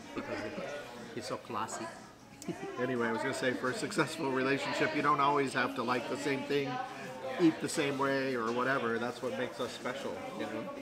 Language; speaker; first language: English; native; English